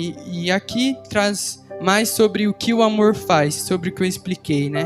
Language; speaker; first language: Portuguese; native; Portuguese